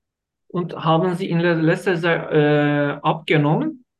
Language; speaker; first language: German; non-native, learner; Turkish